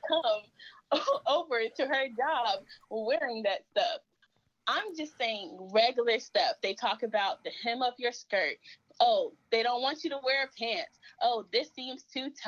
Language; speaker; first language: English; native; English